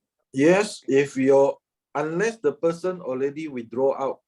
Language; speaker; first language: English; non-native, fluent; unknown